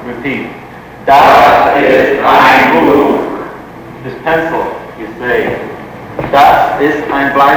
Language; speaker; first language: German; non-native, learner; English